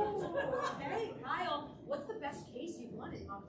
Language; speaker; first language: English; native; English